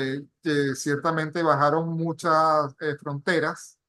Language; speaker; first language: Spanish; native; Spanish